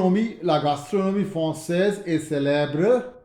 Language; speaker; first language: French; non-native, fluent; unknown